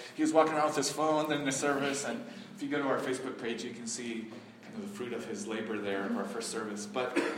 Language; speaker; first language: English; early bilingual, heritage; English